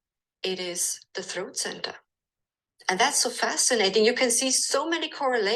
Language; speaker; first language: English; non-native, fluent; German